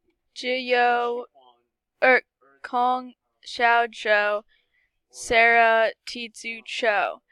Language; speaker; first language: Chinese; non-native, learner; English